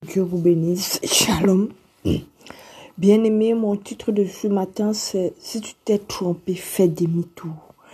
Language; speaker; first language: French; non-native, local second language; Lingala